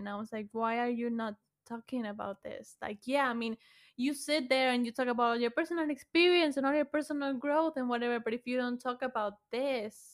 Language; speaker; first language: English; non-native, fluent; Spanish